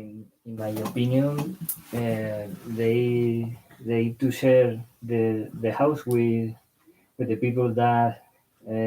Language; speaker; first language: English; non-native, learner; Spanish